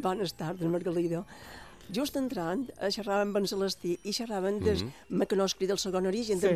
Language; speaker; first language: Catalan; native; Catalan